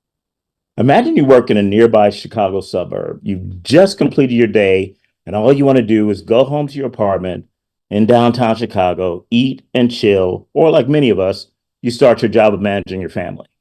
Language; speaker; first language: English; native; English